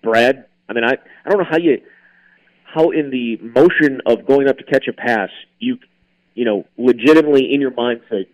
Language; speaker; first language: English; native; English